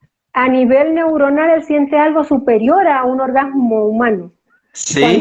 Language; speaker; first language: Spanish; native; Spanish